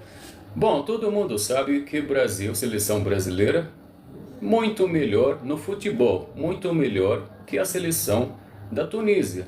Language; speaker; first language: Portuguese; non-native, local second language; Arabic